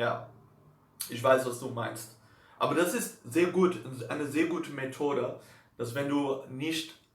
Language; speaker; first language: German; non-native, learner; Dutch